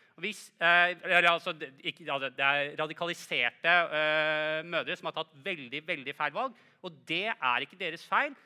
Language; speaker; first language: Norwegian; native; Norwegian